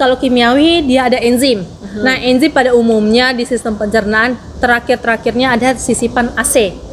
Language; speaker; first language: Indonesian; native; Indonesian